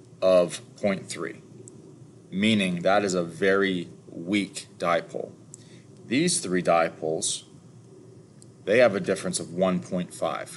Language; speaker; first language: English; native; English